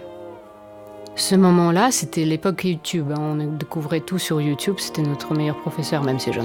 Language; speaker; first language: French; non-native, fluent; Russian